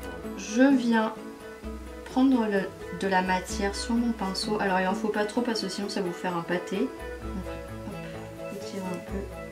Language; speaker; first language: French; native; French